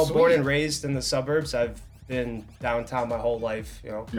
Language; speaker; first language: English; native; English